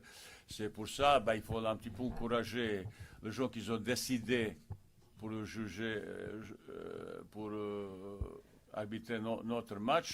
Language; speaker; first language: French; non-native, fluent; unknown